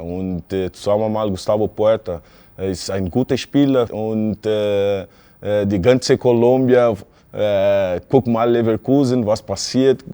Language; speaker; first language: German; non-native, fluent; Portuguese